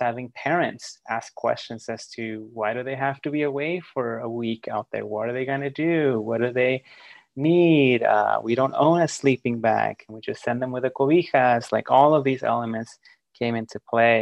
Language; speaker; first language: English; early bilingual, other home language; Spanish